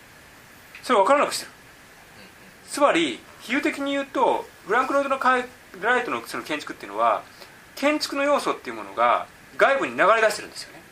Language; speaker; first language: Japanese; native; Japanese